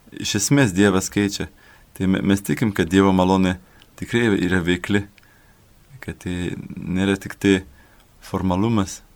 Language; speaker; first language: Lithuanian; non-native, learner; French